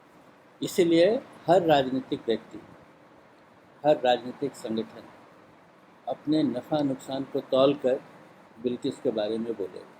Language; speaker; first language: Hindi; native; Hindi